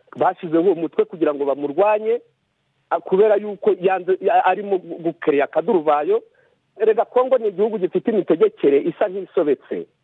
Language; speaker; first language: Kinyarwanda; native; Kinyarwanda